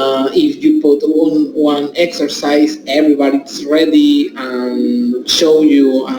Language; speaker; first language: English; non-native, learner; Spanish